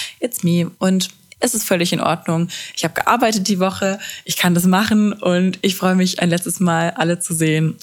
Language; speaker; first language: German; native; German